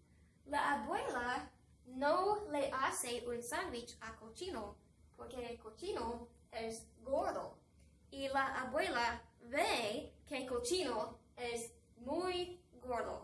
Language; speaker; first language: Spanish; non-native, fluent; English